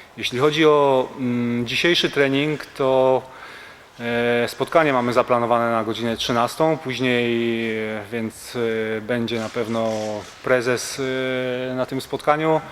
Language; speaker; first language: Polish; native; Polish